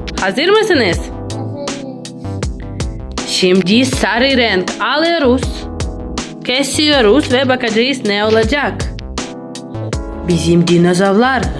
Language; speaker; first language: Turkish; non-native, learner; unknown